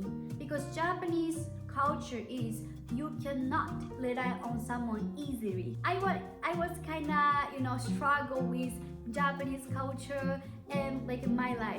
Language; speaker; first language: English; non-native, fluent; Japanese